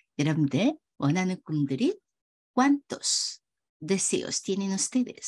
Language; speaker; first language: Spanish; non-native, fluent; Korean